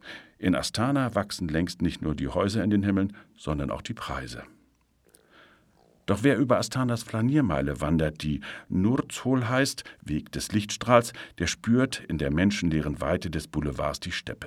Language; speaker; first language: German; native; German